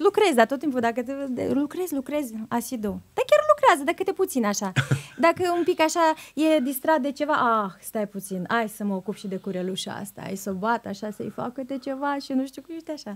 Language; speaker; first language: Romanian; non-native, fluent; Russian